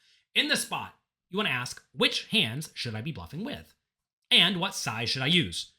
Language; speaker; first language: English; native; English